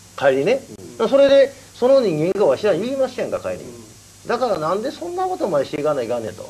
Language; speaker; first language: Japanese; early bilingual, other home language; Korean